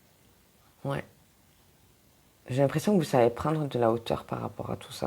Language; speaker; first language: French; native; French